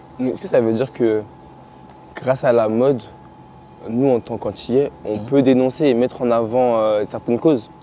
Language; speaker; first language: French; native; French